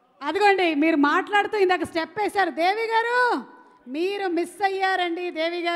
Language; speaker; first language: Telugu; native; Telugu